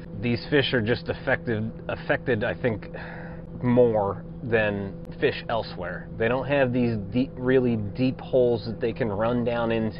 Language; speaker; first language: English; native; English